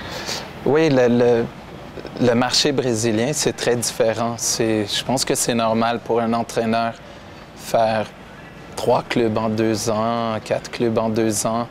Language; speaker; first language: French; non-native, local second language; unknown